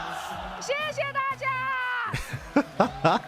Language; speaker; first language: Chinese; native; Chinese